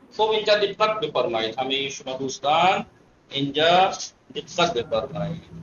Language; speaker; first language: Persian; non-native, fluent; Urdu